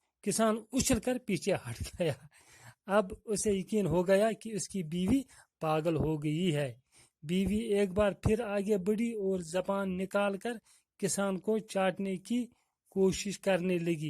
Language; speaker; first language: Hindi; non-native, local second language; Kashmiri